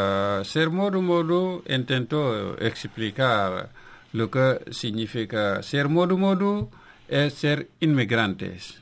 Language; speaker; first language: Spanish; non-native, local second language; Wolof